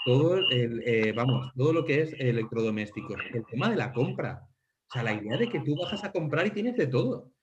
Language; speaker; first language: Spanish; non-native, local second language; Catalan